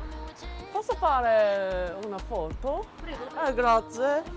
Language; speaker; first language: Italian; non-native, learner; Korean